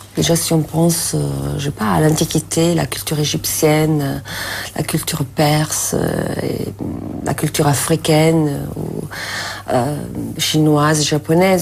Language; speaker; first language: French; non-native, fluent; Italian